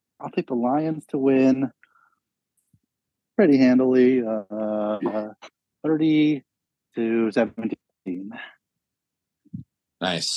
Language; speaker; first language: English; native; English